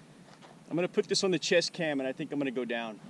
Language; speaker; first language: English; native; English